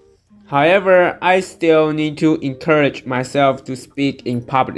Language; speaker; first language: English; non-native, fluent; Chinese